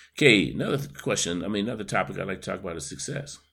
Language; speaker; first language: English; native; English